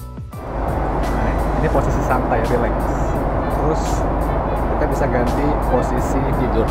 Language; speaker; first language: Indonesian; native; Indonesian